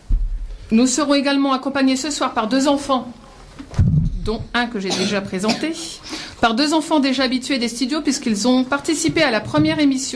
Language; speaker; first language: French; native; French